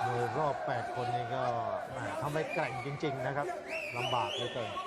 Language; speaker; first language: Thai; native; Thai